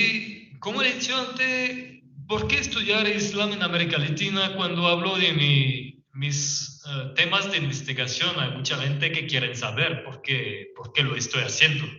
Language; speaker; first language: Spanish; non-native, fluent; French